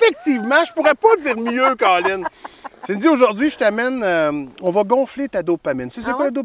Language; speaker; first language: French; native; French